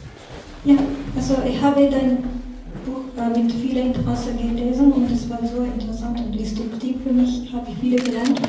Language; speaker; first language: German; non-native, learner; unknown